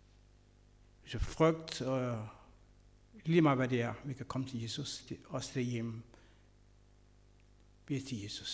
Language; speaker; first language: Danish; non-native, fluent; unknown